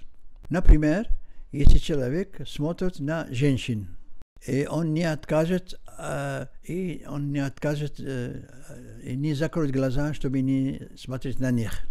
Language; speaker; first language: Russian; non-native, learner; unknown